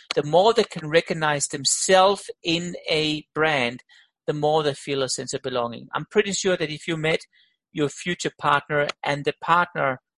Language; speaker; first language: English; non-native, fluent; Danish